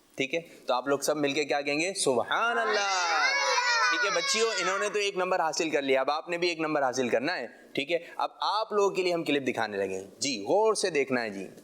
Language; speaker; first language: Urdu; native; Urdu